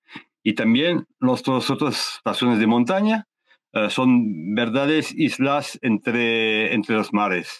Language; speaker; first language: Spanish; non-native, learner; French